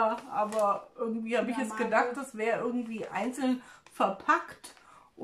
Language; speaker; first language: German; native; German